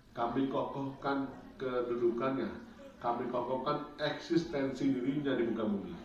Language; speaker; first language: Indonesian; native; Indonesian